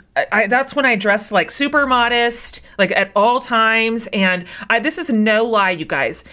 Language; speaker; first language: English; native; English